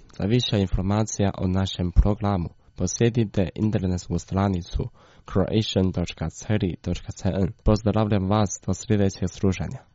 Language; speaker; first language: Croatian; non-native, fluent; Chinese